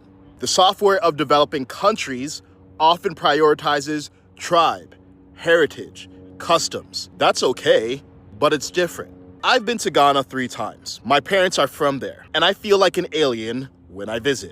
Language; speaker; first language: English; early bilingual, other home language; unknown